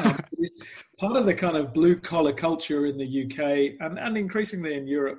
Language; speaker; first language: English; native; English